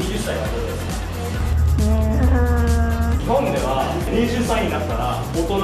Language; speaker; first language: Japanese; non-native, learner; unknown